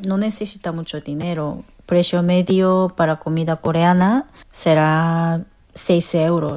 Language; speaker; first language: Spanish; non-native, learner; Korean